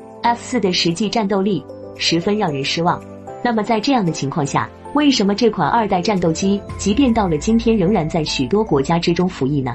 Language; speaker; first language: Chinese; native; Chinese